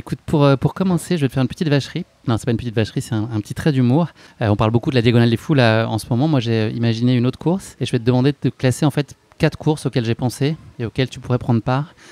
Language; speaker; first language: French; native; French